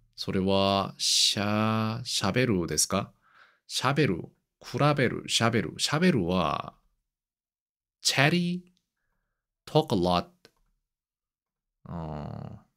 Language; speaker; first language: Japanese; non-native, learner; Korean